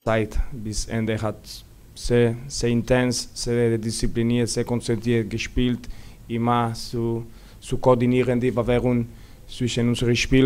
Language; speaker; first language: German; non-native, learner; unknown